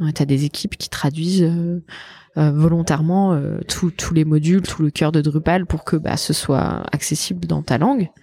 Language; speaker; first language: French; native; French